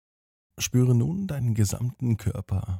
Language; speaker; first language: German; native; German